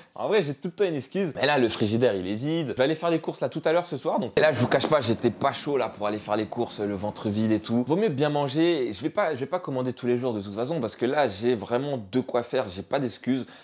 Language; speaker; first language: French; native; French